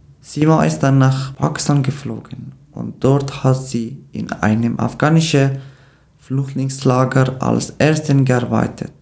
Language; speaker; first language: German; non-native, learner; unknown